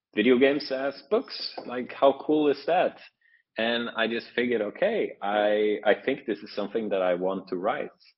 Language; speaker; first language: English; non-native, fluent; Norwegian